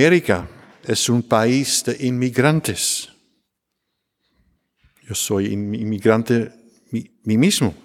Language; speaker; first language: Spanish; non-native, fluent; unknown